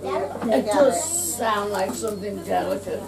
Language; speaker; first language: English; native; English